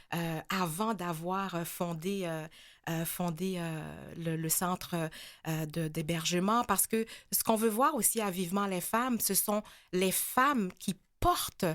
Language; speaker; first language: French; native; French